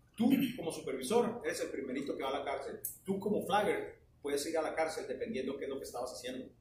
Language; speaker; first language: Spanish; native; Spanish